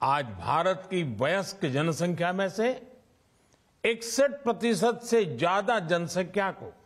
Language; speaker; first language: Hindi; non-native, local second language; Gujarati